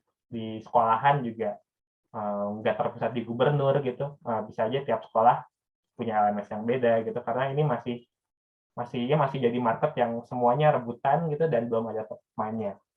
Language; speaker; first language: Indonesian; native; Indonesian